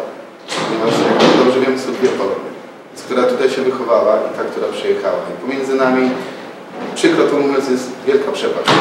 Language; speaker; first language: Polish; native; Polish